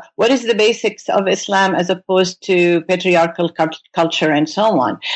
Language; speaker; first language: English; non-native, fluent; Arabic